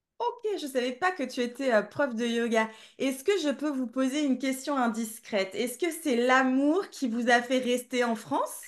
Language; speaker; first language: French; native; French